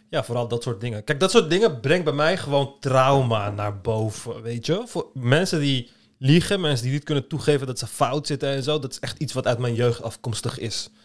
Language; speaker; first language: Dutch; early bilingual, other home language; Turkish